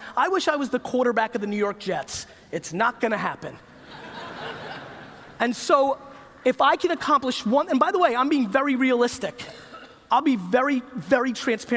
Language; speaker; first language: English; native; English